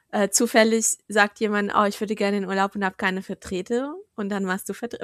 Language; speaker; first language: German; native; German